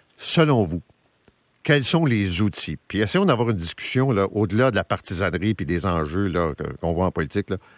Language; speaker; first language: French; native; French